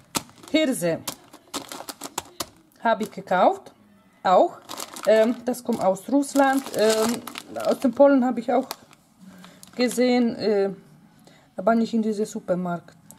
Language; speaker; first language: German; non-native, fluent; Polish